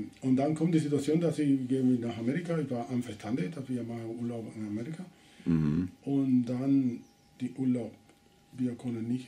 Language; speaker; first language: German; non-native, learner; Spanish